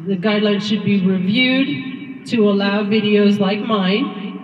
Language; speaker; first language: English; native; English